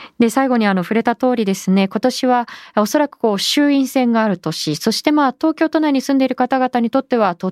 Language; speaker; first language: Japanese; native; Japanese